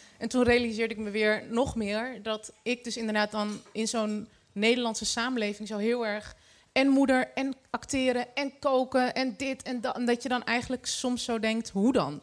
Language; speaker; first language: Dutch; early bilingual, other home language; Arabic